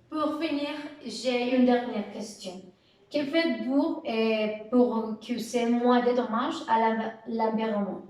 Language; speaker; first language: French; non-native, learner; Spanish